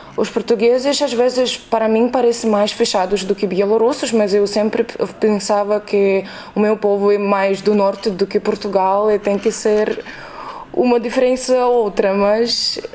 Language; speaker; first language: Portuguese; non-native, fluent; Russian